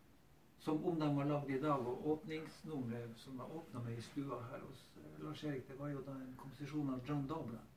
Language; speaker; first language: Norwegian; native; Norwegian